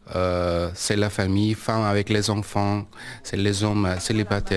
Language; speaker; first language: French; non-native, learner; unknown